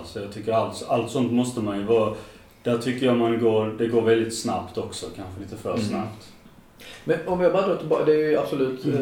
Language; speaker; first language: Swedish; native; Swedish